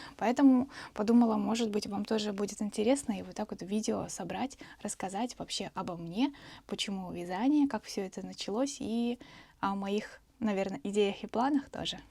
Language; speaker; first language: Russian; native; Russian